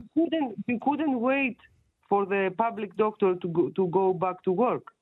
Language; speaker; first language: English; non-native, fluent; Greek